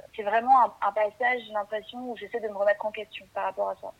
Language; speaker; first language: French; native; French